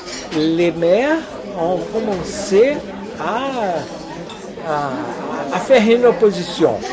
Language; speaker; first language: French; non-native, fluent; Portuguese